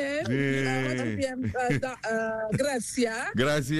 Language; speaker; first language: Spanish; non-native, learner; Dutch